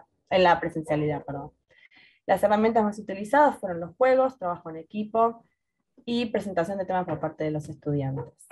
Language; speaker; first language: Spanish; native; Spanish